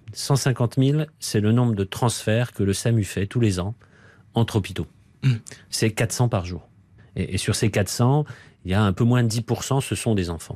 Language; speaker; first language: French; native; French